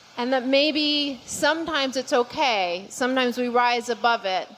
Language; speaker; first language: English; native; English